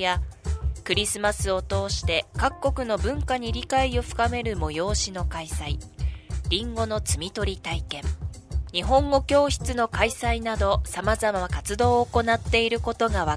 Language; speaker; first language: Japanese; native; Japanese